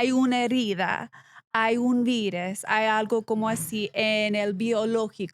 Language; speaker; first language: Spanish; non-native, learner; English